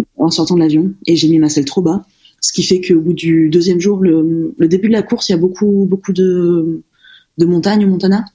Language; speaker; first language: French; native; French